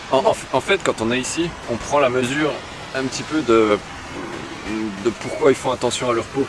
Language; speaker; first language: French; native; French